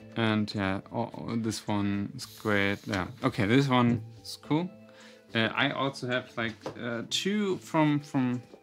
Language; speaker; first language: English; non-native, fluent; German